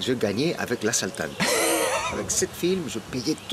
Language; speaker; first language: French; non-native, learner; Spanish